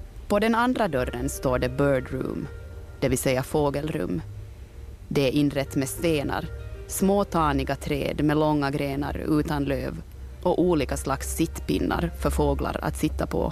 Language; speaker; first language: Swedish; native; Swedish